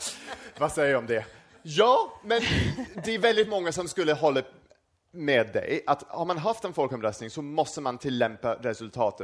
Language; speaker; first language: Swedish; non-native, fluent; English